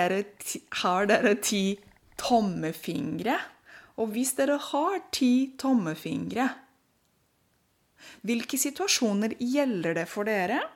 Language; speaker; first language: Norwegian; non-native, fluent; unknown